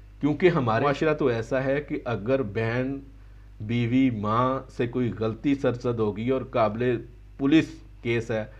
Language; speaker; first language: Urdu; native; Urdu